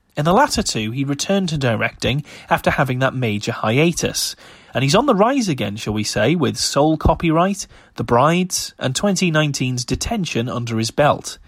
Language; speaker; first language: English; native; English